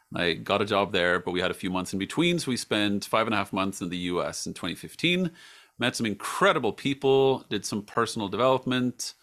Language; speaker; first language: English; non-native, fluent; Swedish